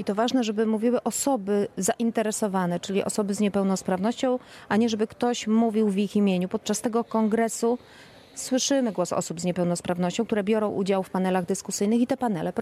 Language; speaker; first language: Polish; native; Polish